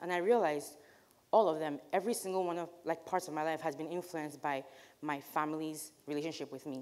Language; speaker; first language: English; non-native, local second language; Igbo